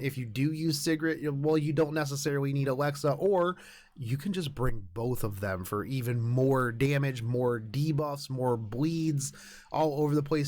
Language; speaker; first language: English; native; English